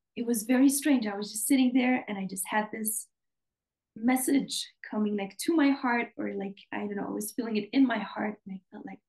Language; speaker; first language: English; non-native, fluent; Dutch